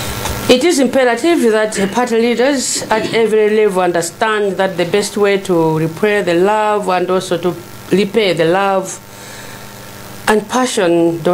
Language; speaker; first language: English; non-native, local second language; Nyanja